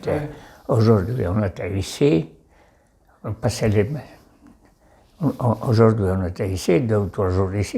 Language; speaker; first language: French; non-native, local second language; Basque